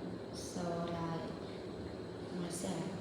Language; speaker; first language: English; non-native, learner; Vietnamese